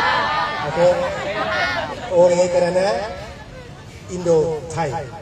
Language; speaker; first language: Indonesian; non-native, learner; Thai